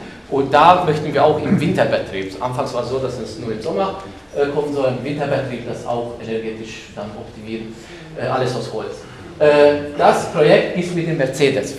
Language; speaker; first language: German; non-native, fluent; Hungarian